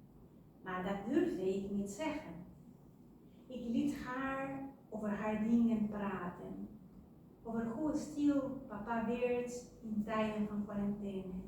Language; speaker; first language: Dutch; non-native, fluent; Spanish